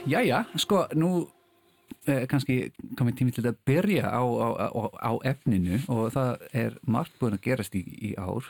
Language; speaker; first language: Icelandic; non-native, fluent; English